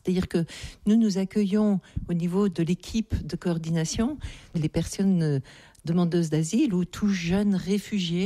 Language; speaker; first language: French; native; French